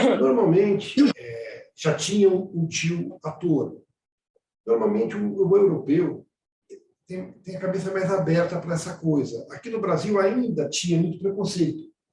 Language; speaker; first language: Portuguese; native; Portuguese